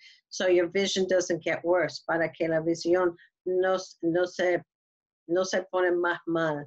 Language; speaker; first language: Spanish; non-native, learner; English